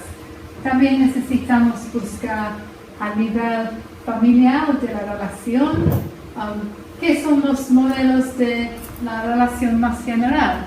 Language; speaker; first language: Spanish; non-native, fluent; English